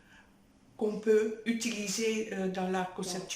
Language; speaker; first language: French; non-native, fluent; Dutch